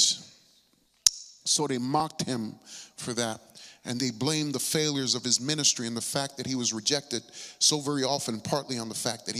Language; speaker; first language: English; native; English